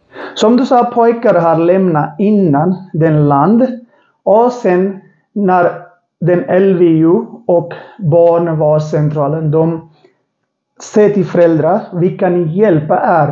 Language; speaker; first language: Swedish; non-native, learner; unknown